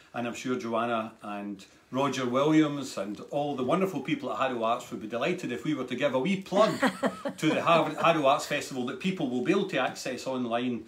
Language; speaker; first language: English; native; English